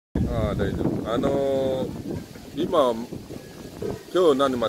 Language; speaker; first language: Japanese; non-native, learner; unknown